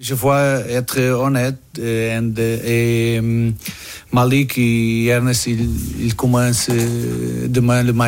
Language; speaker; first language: French; non-native, learner; Portuguese